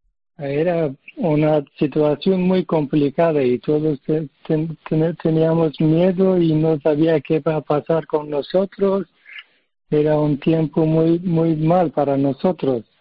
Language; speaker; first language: Spanish; non-native, learner; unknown